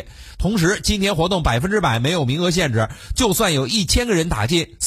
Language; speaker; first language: Chinese; native; Chinese